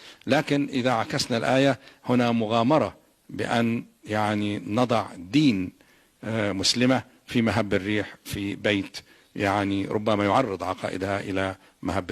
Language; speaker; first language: Arabic; native; Arabic